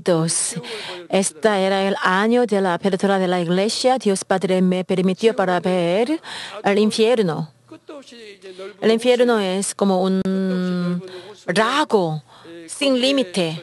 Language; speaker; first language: Spanish; non-native, learner; Korean